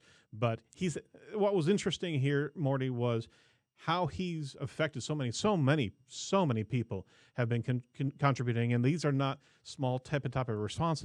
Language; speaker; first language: English; native; English